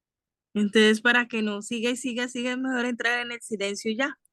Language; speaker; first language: Spanish; native; Spanish